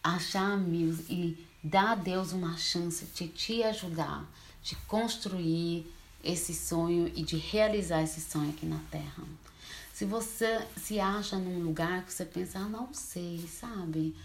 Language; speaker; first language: Portuguese; early bilingual, heritage; Portuguese